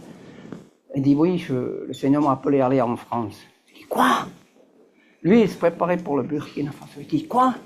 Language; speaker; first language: French; native; French